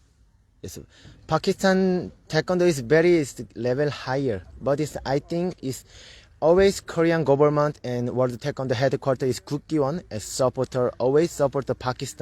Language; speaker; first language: English; non-native, learner; Korean